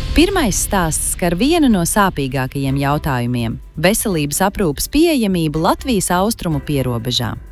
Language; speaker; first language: Latvian; native; Latvian